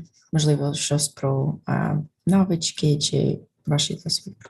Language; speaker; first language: Ukrainian; non-native, fluent; English